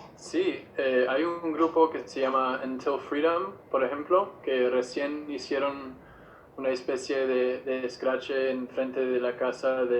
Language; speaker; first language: Spanish; non-native, fluent; English